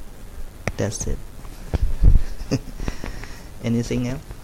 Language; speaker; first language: English; non-native, fluent; Khmer